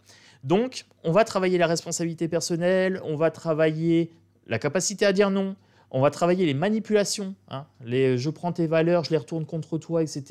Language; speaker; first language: French; native; French